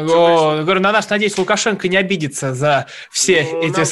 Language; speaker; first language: Russian; native; Russian